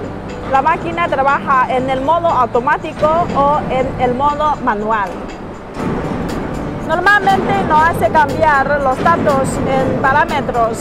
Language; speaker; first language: Spanish; non-native, learner; Chinese